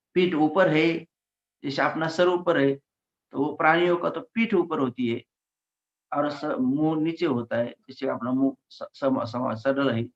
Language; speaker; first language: Hindi; non-native, local second language; Marathi